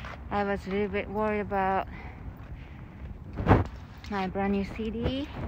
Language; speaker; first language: English; non-native, fluent; Japanese